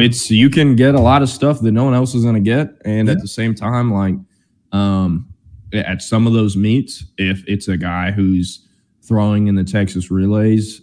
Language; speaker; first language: English; native; English